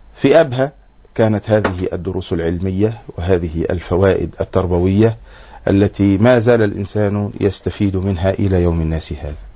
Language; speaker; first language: Arabic; native; Arabic